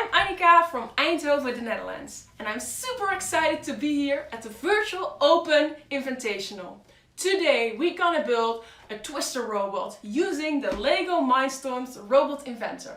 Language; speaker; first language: English; non-native, fluent; Dutch